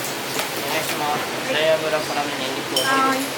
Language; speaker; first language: Japanese; native; Japanese